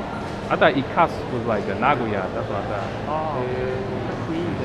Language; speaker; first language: English; native; English